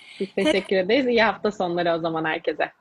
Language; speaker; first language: Turkish; native; Turkish